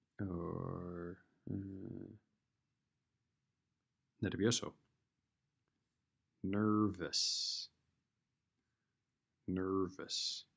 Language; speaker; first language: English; non-native, learner; Spanish